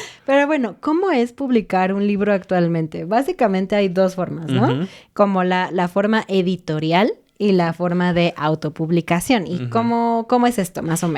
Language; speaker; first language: Spanish; native; Spanish